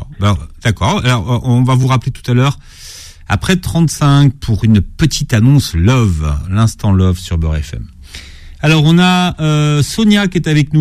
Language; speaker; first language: French; native; French